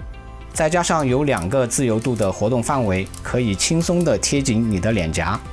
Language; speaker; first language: Chinese; native; Chinese